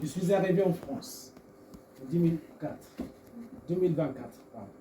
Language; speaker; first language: French; non-native, learner; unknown